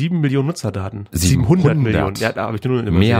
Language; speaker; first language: German; native; German